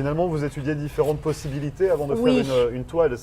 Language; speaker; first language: French; native; French